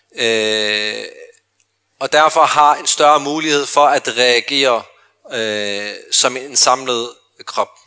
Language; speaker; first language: Danish; early bilingual, other home language; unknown